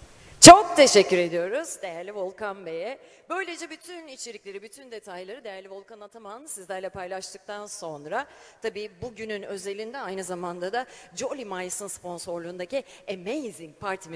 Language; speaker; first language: Turkish; native; Turkish